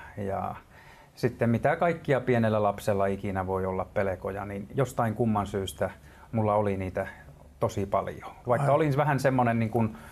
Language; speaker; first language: Finnish; native; Finnish